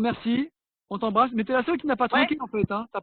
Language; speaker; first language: French; native; French